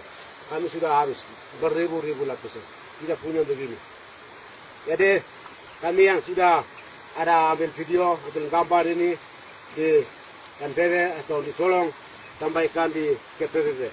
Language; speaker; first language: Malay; non-native, local second language; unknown